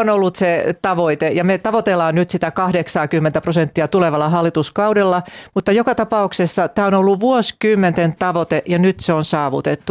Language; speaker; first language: Finnish; native; Finnish